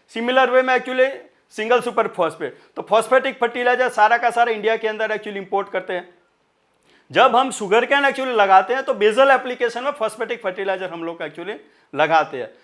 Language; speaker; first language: Hindi; non-native, local second language; Marathi